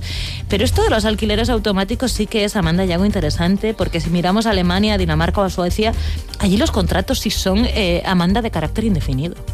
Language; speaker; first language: Spanish; native; Spanish